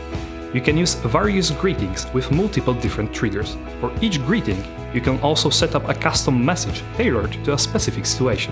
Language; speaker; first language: English; non-native, fluent; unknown